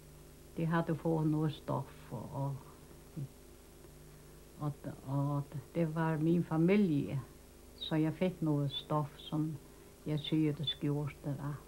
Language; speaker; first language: Danish; non-native, local second language; Faroese